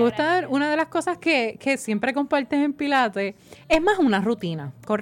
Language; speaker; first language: Spanish; native; Spanish